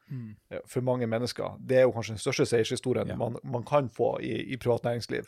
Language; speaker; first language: Norwegian; native; Norwegian